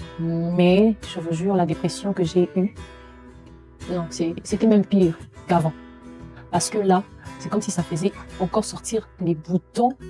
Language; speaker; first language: French; non-native, local second language; Lingala